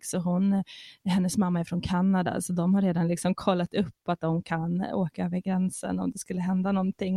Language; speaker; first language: Swedish; native; Swedish